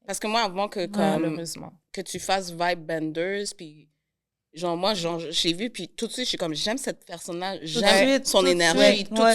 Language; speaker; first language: French; native; French